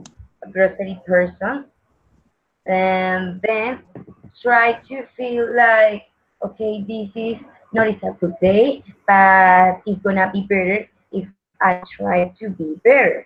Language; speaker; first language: English; non-native, learner; Spanish